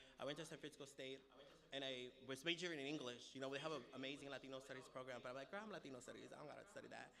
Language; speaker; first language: English; early bilingual, other home language; Spanish